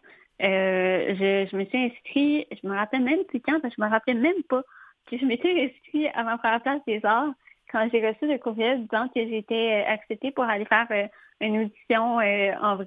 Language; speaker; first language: French; native; French